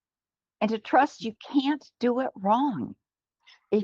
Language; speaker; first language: English; native; English